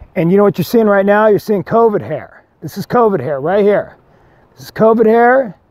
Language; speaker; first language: English; native; English